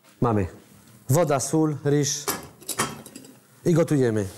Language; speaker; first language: Polish; non-native, learner; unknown